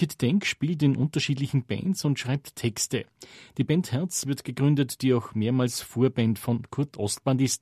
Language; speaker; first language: German; native; German